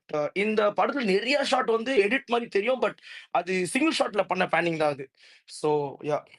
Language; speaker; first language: Tamil; native; Tamil